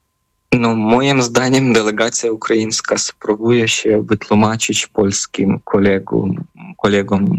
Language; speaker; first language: Polish; non-native, fluent; Ukrainian